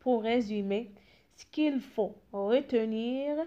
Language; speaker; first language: French; non-native, local second language; Arabic